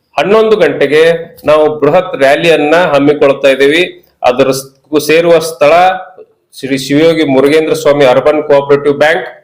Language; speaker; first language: Kannada; native; Kannada